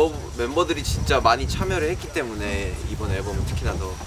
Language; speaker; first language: Korean; native; Korean